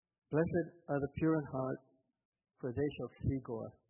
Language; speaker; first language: English; native; English